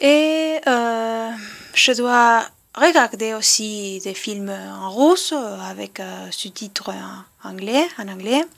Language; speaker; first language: French; non-native, learner; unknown